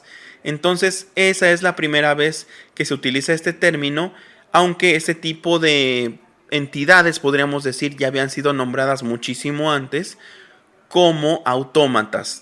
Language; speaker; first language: Spanish; native; Spanish